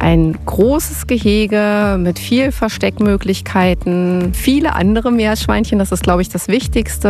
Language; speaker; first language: German; native; German